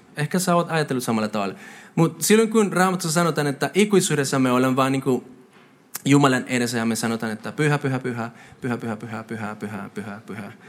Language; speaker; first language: Finnish; non-native, fluent; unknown